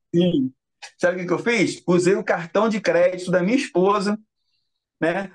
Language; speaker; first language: Portuguese; native; Portuguese